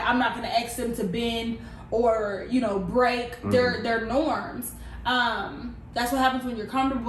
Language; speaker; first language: English; native; English